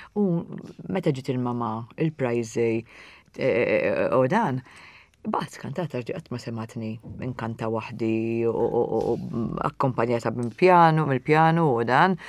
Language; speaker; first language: Maltese; native; Maltese